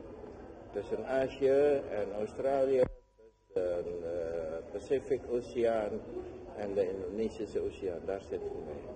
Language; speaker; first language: Dutch; non-native, fluent; Indonesian